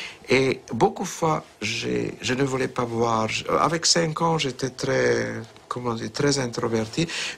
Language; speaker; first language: French; non-native, fluent; Hungarian